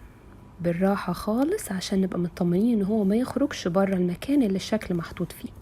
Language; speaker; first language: Arabic; native; Arabic